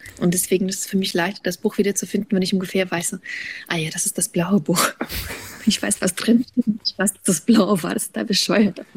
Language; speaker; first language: German; early bilingual, other home language; Russian